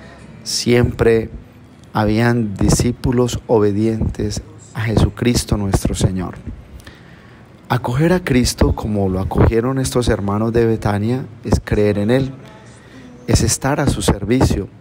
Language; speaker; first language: Spanish; native; Spanish